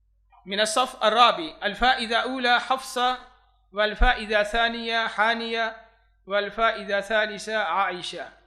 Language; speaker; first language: Arabic; non-native, fluent; Urdu